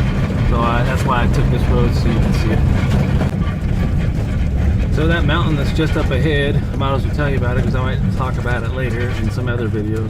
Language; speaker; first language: English; native; English